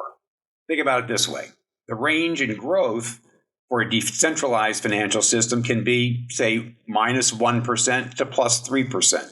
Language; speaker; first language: English; native; English